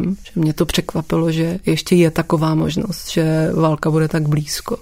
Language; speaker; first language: Czech; native; Czech